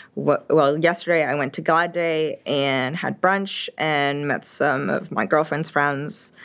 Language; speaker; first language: English; early bilingual, other home language; French